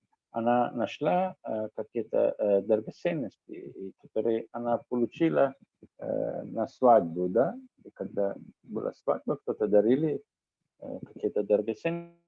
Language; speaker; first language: Russian; non-native, fluent; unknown